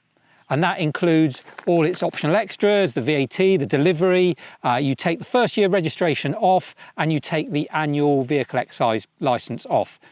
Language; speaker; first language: English; native; English